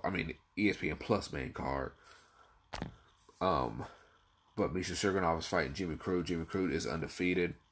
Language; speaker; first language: English; native; English